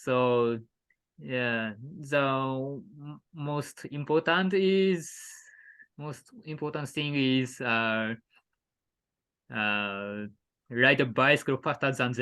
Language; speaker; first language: English; non-native, learner; Japanese